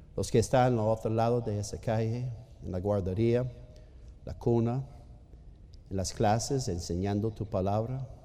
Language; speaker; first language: Spanish; non-native, fluent; English